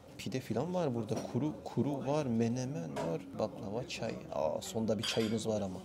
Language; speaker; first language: Turkish; native; Turkish